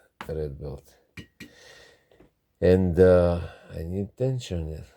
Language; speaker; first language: English; non-native, learner; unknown